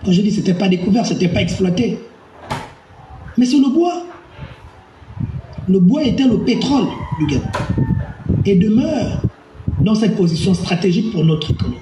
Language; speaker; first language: French; native; French